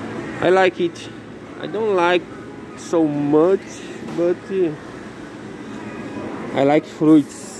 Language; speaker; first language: English; non-native, learner; Portuguese